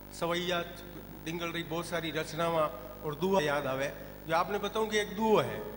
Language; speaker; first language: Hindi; non-native, local second language; Rajasthani